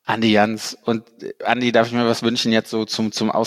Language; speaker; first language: German; native; German